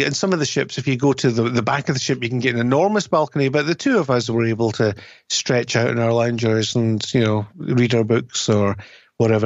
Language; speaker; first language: English; native; English